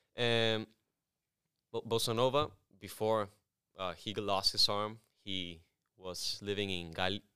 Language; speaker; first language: English; non-native, fluent; Spanish